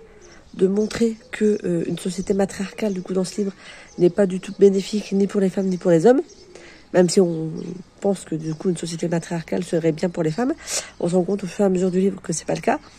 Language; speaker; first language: French; native; French